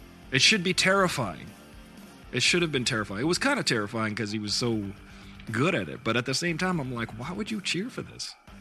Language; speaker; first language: English; native; English